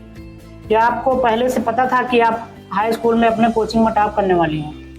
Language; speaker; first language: Hindi; native; Hindi